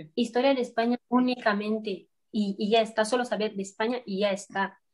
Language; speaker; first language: Spanish; non-native, local second language; Fang